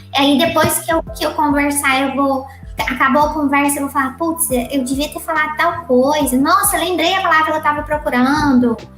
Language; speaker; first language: Portuguese; native; Portuguese